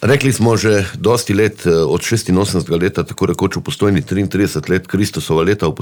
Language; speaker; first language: Slovenian; native; Slovenian